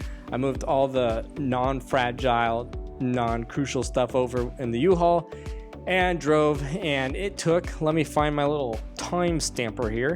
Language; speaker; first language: English; native; English